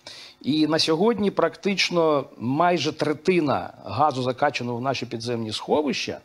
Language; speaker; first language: Ukrainian; native; Ukrainian